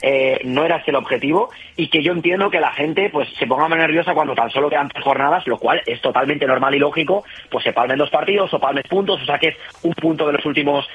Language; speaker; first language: Spanish; native; Spanish